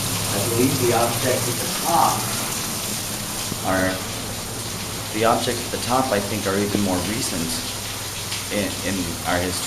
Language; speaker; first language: English; native; English